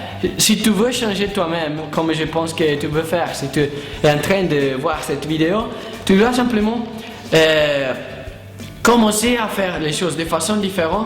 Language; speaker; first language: French; non-native, learner; Italian